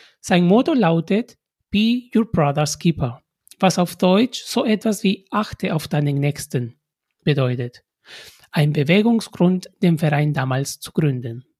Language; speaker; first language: German; non-native, fluent; Spanish